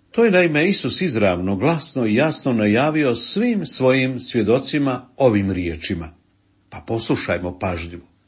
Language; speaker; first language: Croatian; native; Croatian